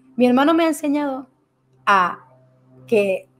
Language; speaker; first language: Spanish; native; Spanish